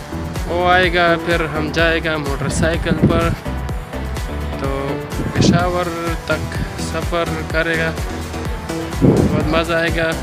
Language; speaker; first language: Hindi; non-native, local second language; Pashto